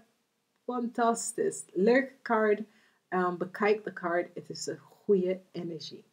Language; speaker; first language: Dutch; non-native, fluent; English